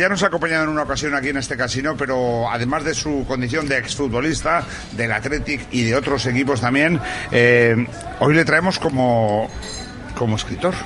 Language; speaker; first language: Spanish; native; Spanish